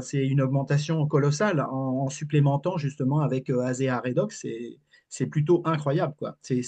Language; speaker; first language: French; native; French